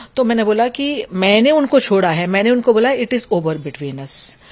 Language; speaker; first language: Hindi; native; Hindi